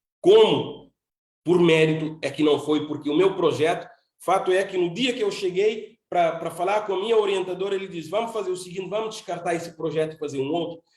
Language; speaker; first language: Portuguese; non-native, local second language; Kabuverdianu